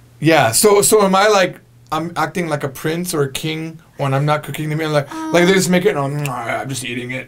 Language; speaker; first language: English; native; English